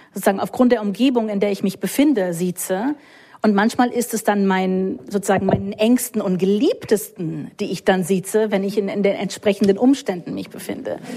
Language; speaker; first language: German; non-native, fluent; English